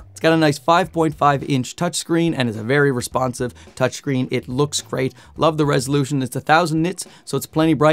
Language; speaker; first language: English; native; English